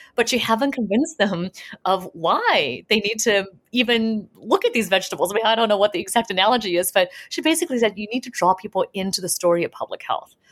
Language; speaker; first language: English; native; English